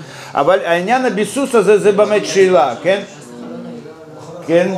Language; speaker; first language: Hebrew; non-native, fluent; Russian